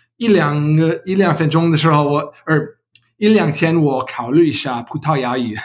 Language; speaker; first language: Chinese; non-native, learner; English